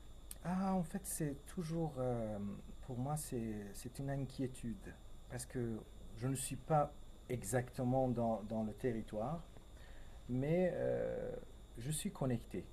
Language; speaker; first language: French; non-native, fluent; Persian